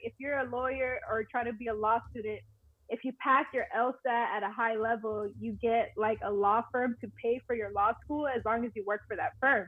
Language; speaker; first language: English; native; English